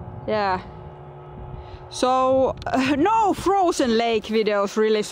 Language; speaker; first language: English; non-native, fluent; Finnish